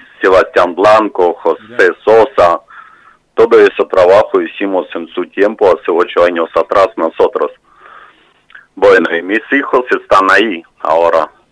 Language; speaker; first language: Spanish; non-native, fluent; Russian